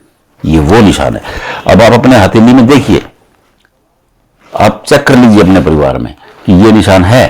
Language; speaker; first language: Hindi; native; Hindi